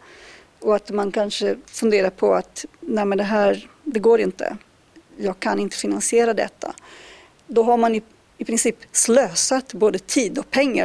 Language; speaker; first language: Swedish; non-native, fluent; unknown